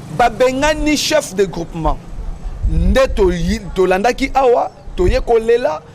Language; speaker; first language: Lingala; non-native, local second language; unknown